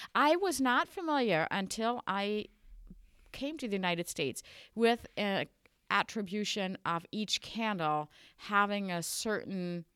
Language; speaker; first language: English; non-native, fluent; German